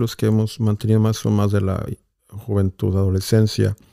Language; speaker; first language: Spanish; native; Spanish